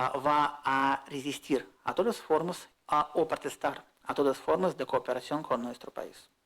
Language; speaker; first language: Spanish; non-native, fluent; Russian